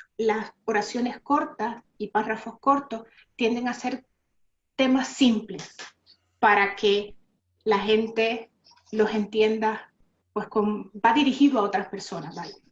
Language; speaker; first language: Spanish; native; Spanish